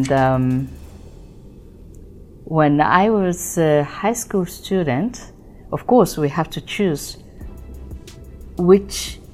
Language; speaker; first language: English; non-native, fluent; Japanese